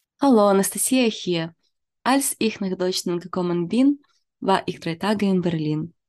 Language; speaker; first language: German; non-native, learner; Ukrainian